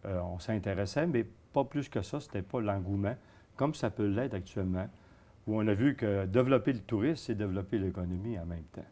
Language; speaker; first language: French; native; French